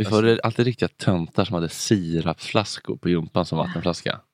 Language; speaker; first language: Swedish; native; Swedish